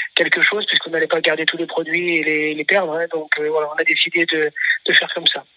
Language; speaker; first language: French; native; French